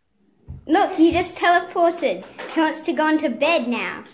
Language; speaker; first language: English; native; English